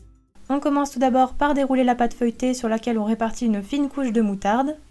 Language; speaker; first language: French; native; French